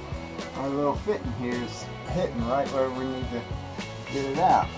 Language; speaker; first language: English; native; English